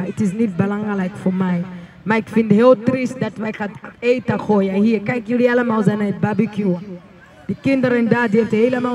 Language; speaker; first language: Dutch; non-native, learner; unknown